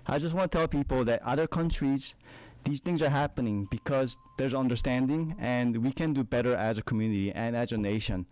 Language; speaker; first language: English; non-native, fluent; Korean